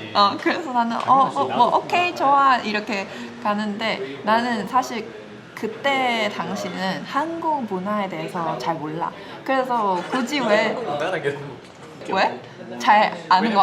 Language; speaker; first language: Korean; non-native, fluent; Chinese